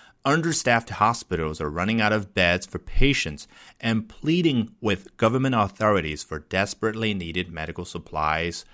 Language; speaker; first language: English; non-native, fluent; Chinese